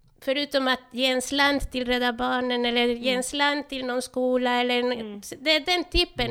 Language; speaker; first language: Swedish; non-native, fluent; Spanish